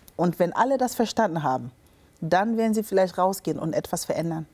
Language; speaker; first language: German; early bilingual, other home language; Akan